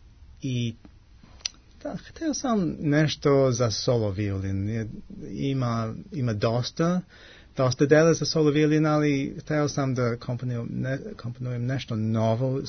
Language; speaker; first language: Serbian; non-native, learner; English